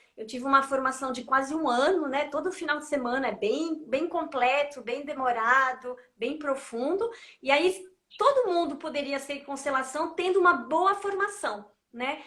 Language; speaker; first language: Portuguese; non-native, fluent; French